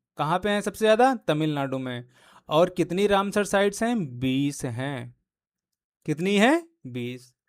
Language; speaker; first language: Hindi; native; Hindi